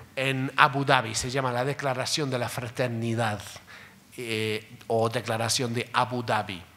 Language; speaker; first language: Spanish; non-native, fluent; English